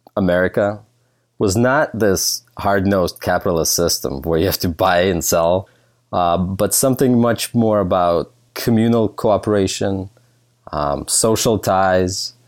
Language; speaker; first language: English; early bilingual, other home language; Russian